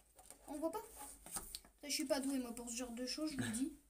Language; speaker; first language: French; native; French